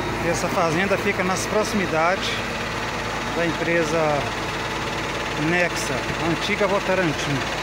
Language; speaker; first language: Portuguese; native; Portuguese